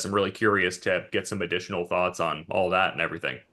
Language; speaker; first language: English; native; English